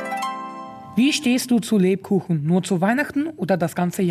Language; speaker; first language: German; native; German